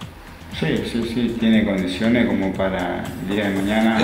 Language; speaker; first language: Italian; non-native, learner; Spanish